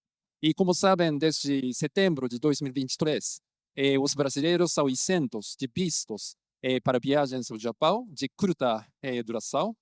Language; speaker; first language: Portuguese; non-native, fluent; Japanese